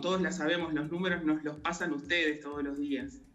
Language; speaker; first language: Spanish; native; Spanish